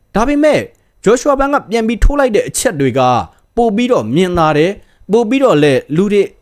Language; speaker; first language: Burmese; native; Burmese